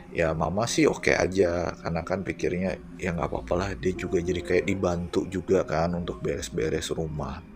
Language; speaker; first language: Indonesian; native; Indonesian